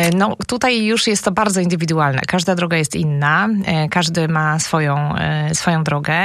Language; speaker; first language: Polish; native; Polish